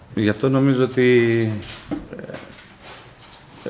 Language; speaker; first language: Greek; non-native, fluent; Spanish